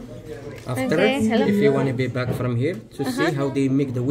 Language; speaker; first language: English; non-native, learner; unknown